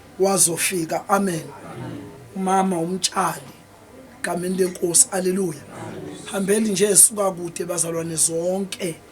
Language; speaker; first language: Zulu; non-native, local second language; Xhosa